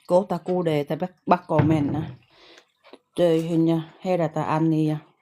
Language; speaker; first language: Finnish; non-native, learner; Vietnamese